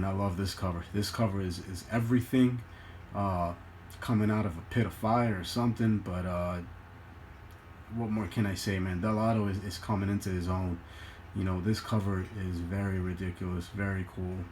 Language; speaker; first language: English; native; English